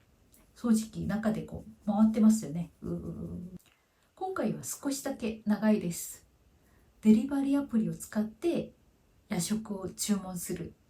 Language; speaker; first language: Japanese; non-native, fluent; Korean